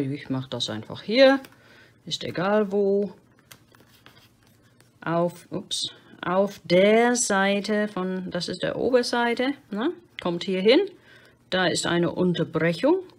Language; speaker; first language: German; non-native, fluent; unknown